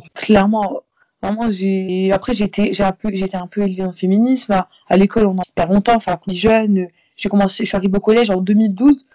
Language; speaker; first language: French; native; French